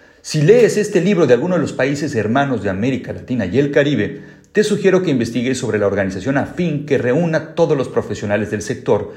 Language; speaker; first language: Spanish; native; Spanish